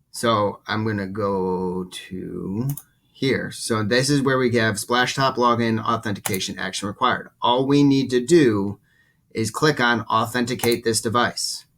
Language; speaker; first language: English; native; English